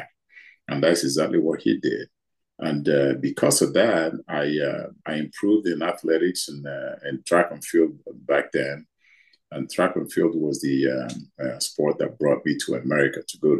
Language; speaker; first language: English; non-native, local second language; Igbo